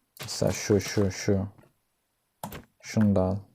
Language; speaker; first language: Turkish; native; Turkish